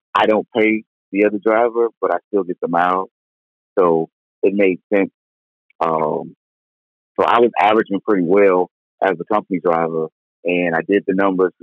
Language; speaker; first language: English; native; English